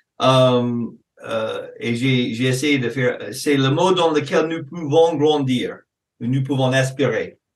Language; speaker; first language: French; non-native, fluent; English